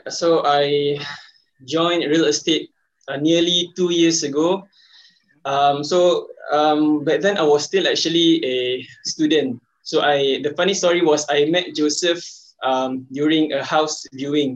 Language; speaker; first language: English; non-native, local second language; Malay